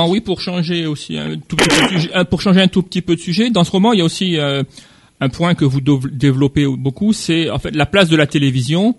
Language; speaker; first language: French; native; French